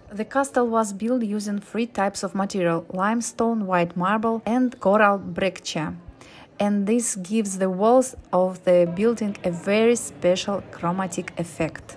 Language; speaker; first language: English; non-native, learner; Russian